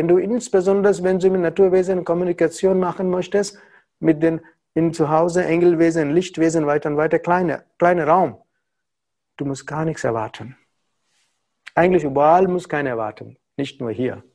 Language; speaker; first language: German; non-native, learner; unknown